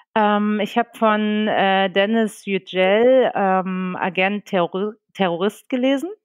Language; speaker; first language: German; native; German